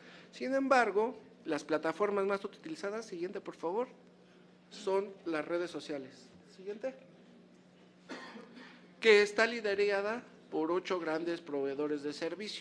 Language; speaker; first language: Spanish; native; Spanish